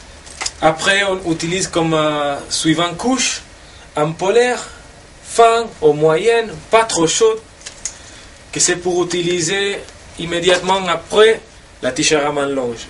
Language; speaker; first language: French; non-native, fluent; Spanish